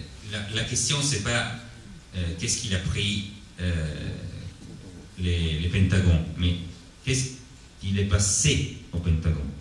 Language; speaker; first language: French; non-native, learner; Italian